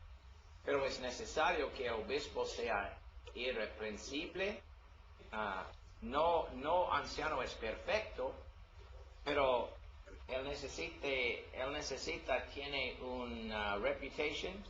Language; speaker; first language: Spanish; non-native, learner; English